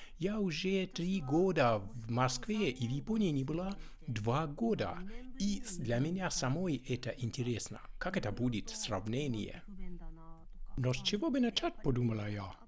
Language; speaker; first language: Russian; non-native, fluent; Japanese